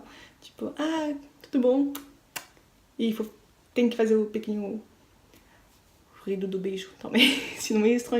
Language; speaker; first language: Portuguese; non-native, learner; French